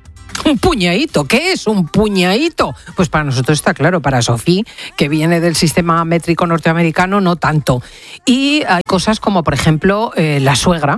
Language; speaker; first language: Spanish; native; Spanish